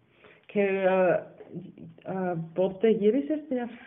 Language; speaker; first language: Greek; non-native, learner; German